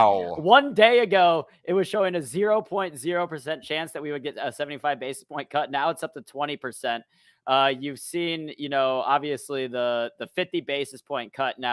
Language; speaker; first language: English; native; English